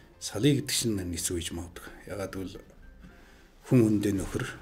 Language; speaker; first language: Mongolian; non-native, local second language; Kazakh